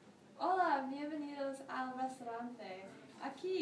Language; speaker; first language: Spanish; non-native, learner; English